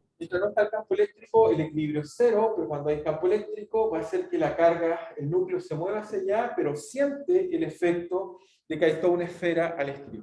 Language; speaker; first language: Spanish; native; Spanish